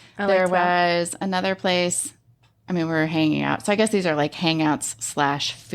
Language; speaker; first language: English; native; English